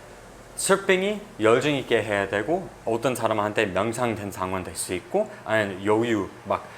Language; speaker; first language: Korean; non-native, fluent; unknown